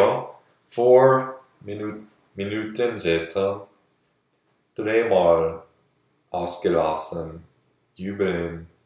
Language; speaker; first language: German; non-native, learner; English